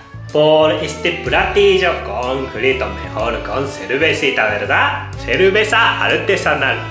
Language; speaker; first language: Spanish; non-native, fluent; Japanese